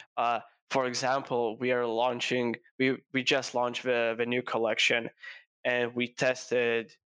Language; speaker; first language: English; non-native, fluent; Lithuanian